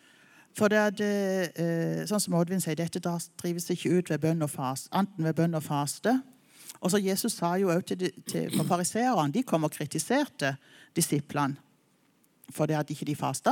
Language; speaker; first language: Norwegian; native; Norwegian